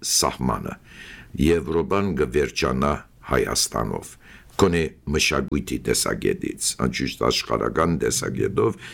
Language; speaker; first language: Armenian; early bilingual, heritage; Armenian